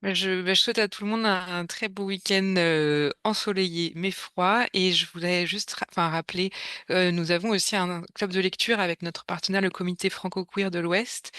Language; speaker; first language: French; native; French